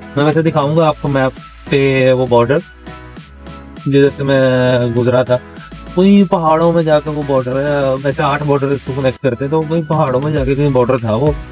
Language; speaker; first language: Urdu; native; Urdu